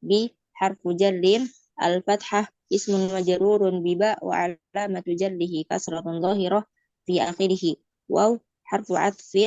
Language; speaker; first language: Arabic; non-native, learner; Indonesian